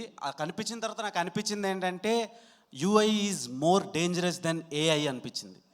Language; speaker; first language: Telugu; native; Telugu